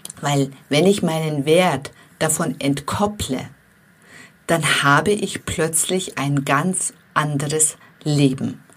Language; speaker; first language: German; non-native, fluent; Turkish